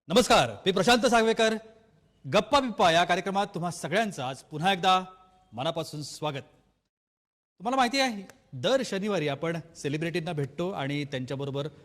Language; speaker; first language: Marathi; native; Marathi